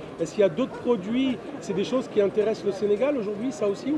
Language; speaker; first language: French; native; French